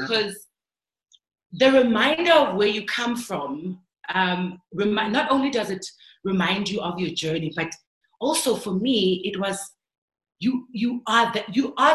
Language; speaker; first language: English; non-native, local second language; Zulu